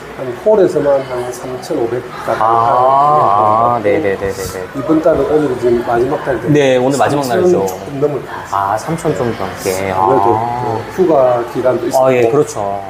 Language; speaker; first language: Korean; native; Korean